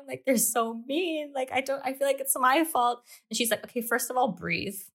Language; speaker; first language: English; native; English